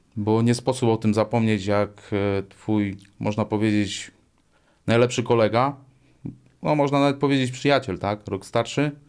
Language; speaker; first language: Polish; native; Polish